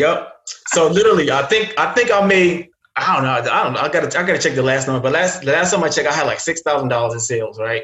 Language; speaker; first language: English; non-native, fluent; Arabic